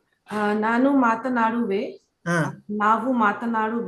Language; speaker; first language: Kannada; non-native, learner; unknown